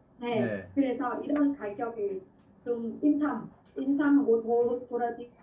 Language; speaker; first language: Korean; non-native, fluent; Vietnamese